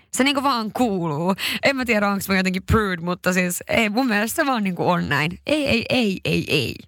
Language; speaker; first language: Finnish; native; Finnish